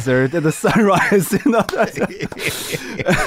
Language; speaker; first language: English; non-native, fluent; Chinese